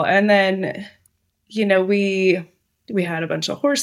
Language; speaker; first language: English; native; English